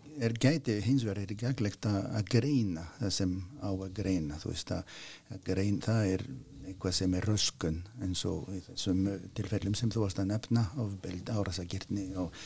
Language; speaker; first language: Icelandic; non-native, fluent; French